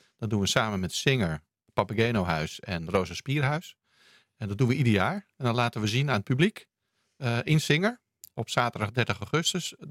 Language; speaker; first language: Dutch; native; Dutch